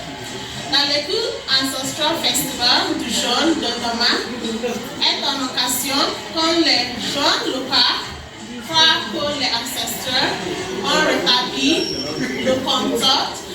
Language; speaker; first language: French; non-native, learner; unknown